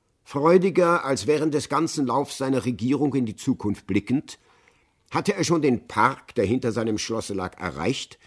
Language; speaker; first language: German; native; German